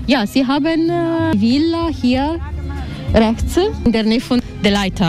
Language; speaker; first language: German; non-native, learner; Italian